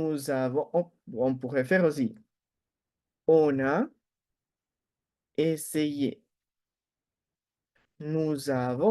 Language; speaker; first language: French; non-native, fluent; Spanish